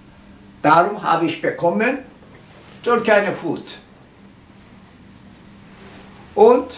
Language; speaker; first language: German; non-native, learner; Korean